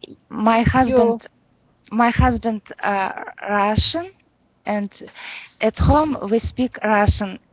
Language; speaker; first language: English; non-native, learner; Russian